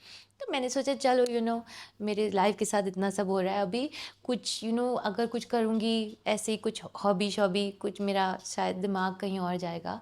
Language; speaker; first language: Hindi; non-native, local second language; English